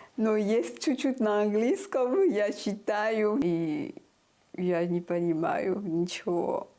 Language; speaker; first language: Russian; non-native, fluent; French